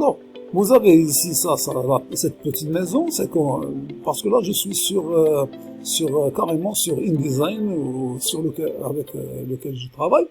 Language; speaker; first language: French; non-native, local second language; Arabic